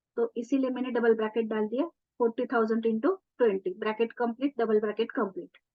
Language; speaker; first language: Hindi; non-native, local second language; Marathi